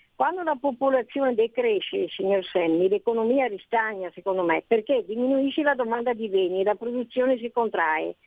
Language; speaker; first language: Italian; non-native, fluent; Portuguese